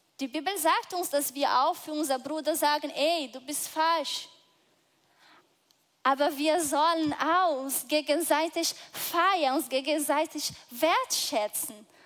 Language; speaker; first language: German; non-native, fluent; Portuguese